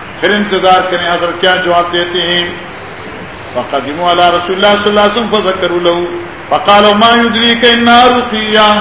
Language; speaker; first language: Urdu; non-native, local second language; Northern Hindko